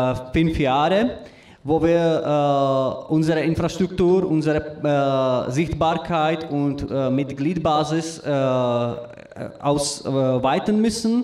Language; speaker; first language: German; non-native, learner; Czech